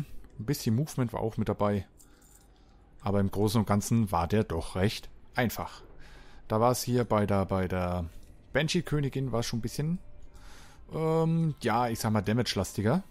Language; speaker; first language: German; native; German